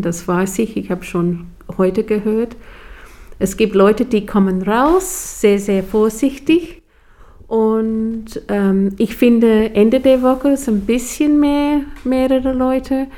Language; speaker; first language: German; non-native, fluent; English